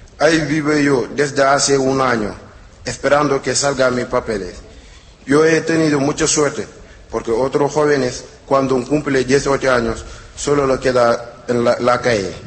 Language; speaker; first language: Spanish; non-native, learner; Wolof